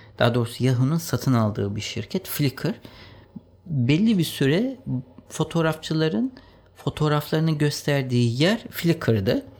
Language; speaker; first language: Turkish; native; Turkish